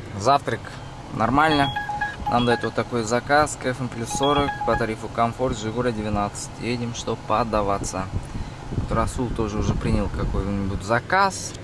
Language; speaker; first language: Russian; non-native, fluent; Uzbek